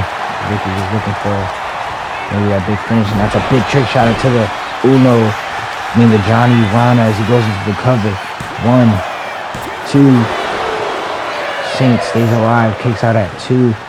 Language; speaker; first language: English; native; English